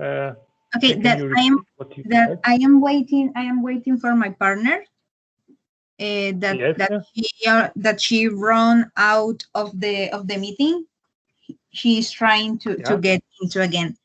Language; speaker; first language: English; non-native, learner; Spanish